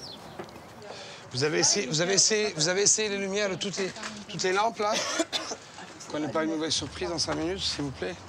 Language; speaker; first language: French; native; French